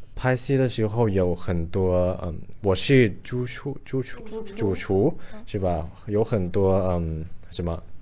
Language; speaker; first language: Chinese; non-native, fluent; Thai